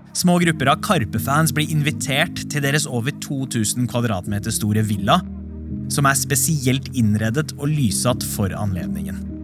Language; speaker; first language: Norwegian; early bilingual, other home language; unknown